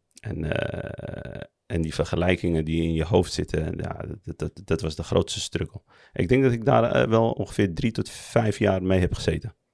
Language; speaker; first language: Dutch; early bilingual, other home language; Arabic